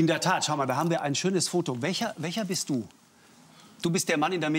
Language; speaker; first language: German; native; German